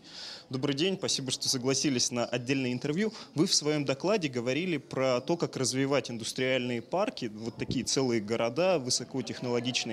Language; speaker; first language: Russian; native; Russian